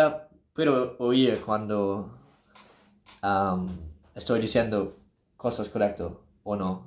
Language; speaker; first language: Spanish; non-native, learner; English